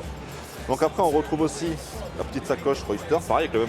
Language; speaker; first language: French; native; French